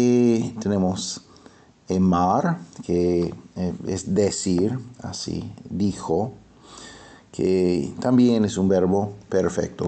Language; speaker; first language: Spanish; non-native, fluent; English